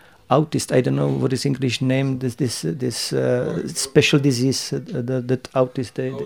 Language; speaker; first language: English; non-native, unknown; Czech